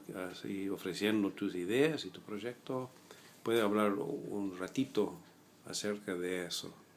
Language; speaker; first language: Spanish; non-native, fluent; English